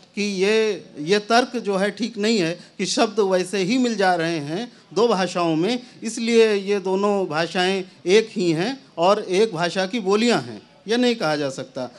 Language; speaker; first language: Hindi; native; Hindi